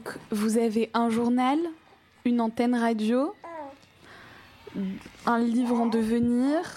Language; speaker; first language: French; native; French